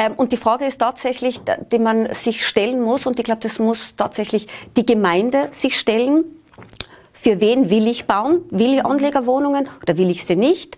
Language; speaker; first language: German; native; German